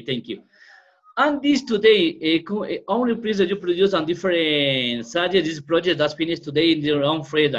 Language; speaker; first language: English; non-native, learner; Spanish